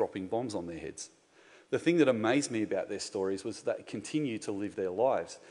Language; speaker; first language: English; native; English